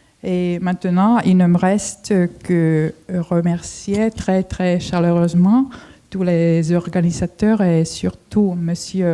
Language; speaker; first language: French; non-native, fluent; Finnish